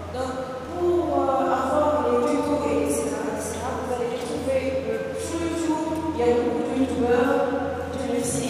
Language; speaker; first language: French; non-native, local second language; Arabic